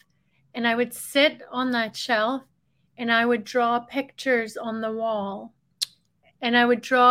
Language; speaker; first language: English; native; English